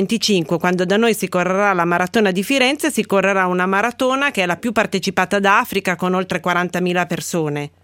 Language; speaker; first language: Italian; native; Italian